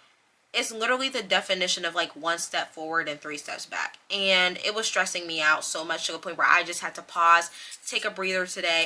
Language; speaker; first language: English; native; English